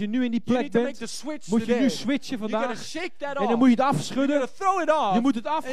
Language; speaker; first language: Dutch; native; Dutch